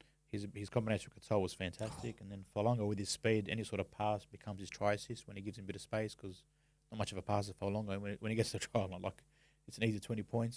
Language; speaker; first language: English; native; English